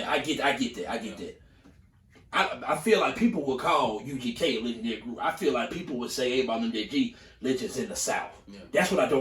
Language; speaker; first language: English; native; English